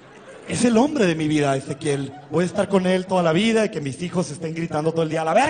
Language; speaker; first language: Spanish; native; Spanish